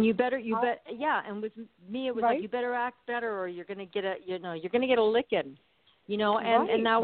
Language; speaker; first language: English; native; English